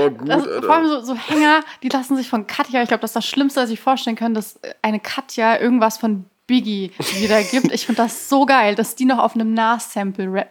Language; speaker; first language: German; early bilingual, other home language; Persian